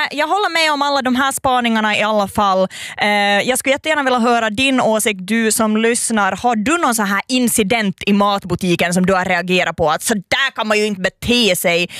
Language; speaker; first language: Swedish; native; Swedish